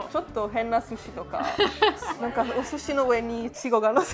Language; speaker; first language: Japanese; non-native, fluent; Italian